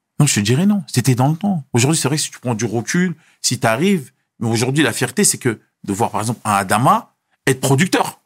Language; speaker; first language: French; early bilingual, other home language; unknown